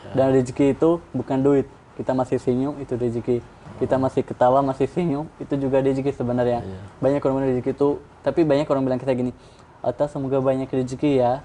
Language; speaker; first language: Indonesian; non-native, fluent; Urdu